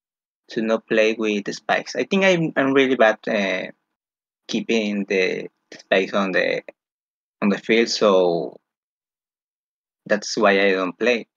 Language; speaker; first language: English; non-native, fluent; Spanish